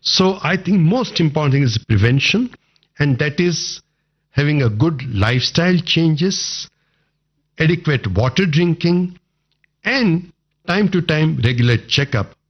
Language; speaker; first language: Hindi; non-native, local second language; Bangla